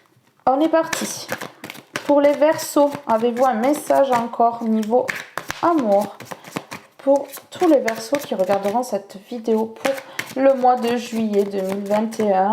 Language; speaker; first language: French; native; French